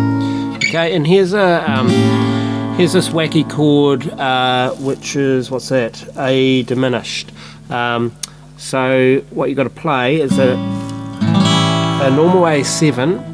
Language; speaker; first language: English; native; English